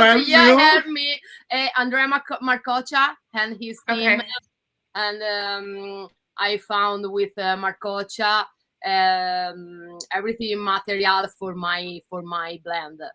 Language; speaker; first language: English; non-native, learner; Italian